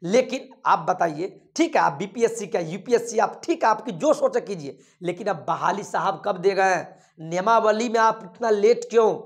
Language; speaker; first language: Hindi; native; Hindi